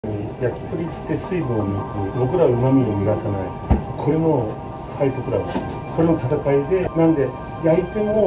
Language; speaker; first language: Japanese; native; Japanese